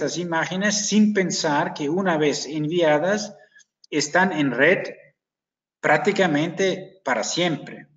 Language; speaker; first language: Spanish; non-native, fluent; German